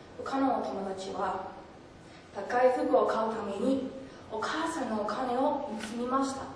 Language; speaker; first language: Japanese; non-native, learner; English